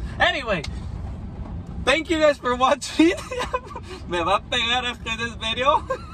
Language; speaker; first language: English; early bilingual, other home language; Spanish